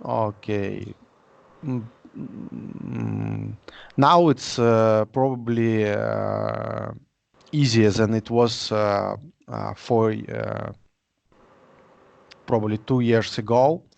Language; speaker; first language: English; non-native, learner; Russian